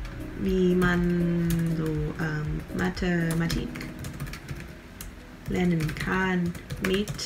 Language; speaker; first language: German; non-native, fluent; Vietnamese